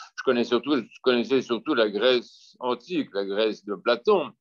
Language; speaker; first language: French; native; French